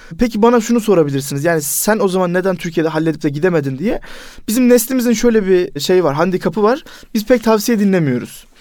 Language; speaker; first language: Turkish; native; Turkish